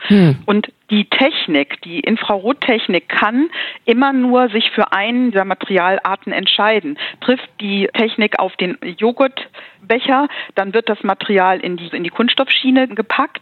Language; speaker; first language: German; native; German